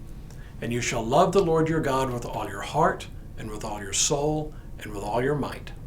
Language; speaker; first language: English; native; English